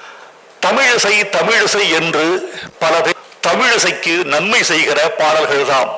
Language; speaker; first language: Tamil; native; Tamil